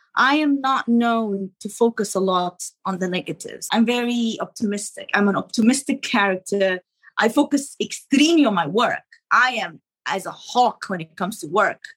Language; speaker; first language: English; non-native, fluent; Arabic